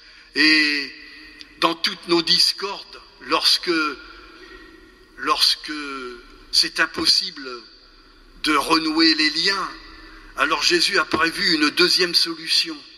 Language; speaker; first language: French; native; French